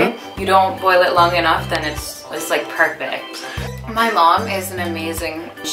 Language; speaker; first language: English; early bilingual, other home language; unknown